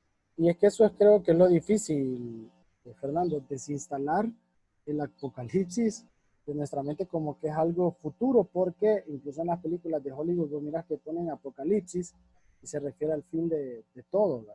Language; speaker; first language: Spanish; native; Spanish